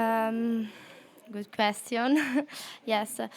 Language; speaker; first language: English; non-native, learner; Italian